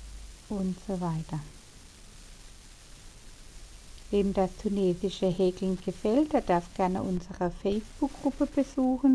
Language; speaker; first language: German; native; German